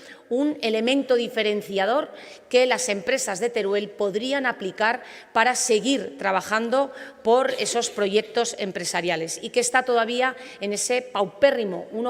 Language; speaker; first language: Spanish; native; Spanish